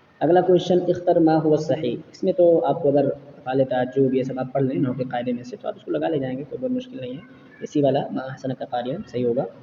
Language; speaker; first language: Urdu; native; Urdu